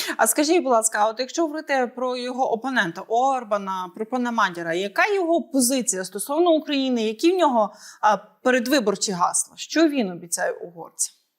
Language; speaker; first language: Ukrainian; native; Ukrainian